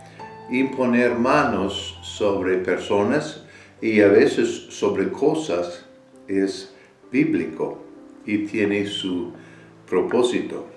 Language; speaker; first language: Spanish; non-native, fluent; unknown